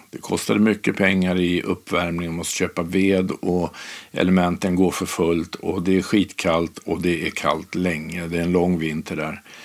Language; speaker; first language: Swedish; native; Swedish